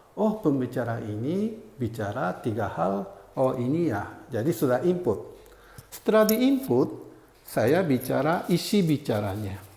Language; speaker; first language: Indonesian; non-native, fluent; Japanese